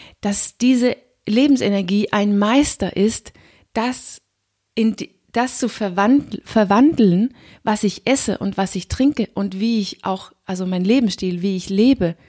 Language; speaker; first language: German; non-native, fluent; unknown